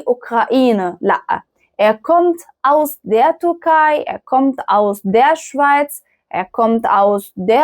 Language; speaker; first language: German; non-native, fluent; Arabic